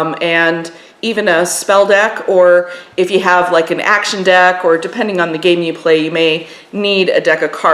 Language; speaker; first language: English; native; English